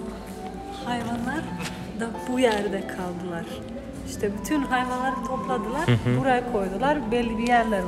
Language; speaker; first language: Turkish; non-native, fluent; Slovenian